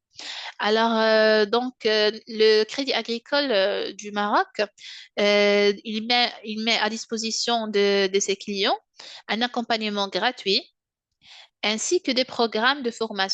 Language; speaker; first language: French; non-native, local second language; Arabic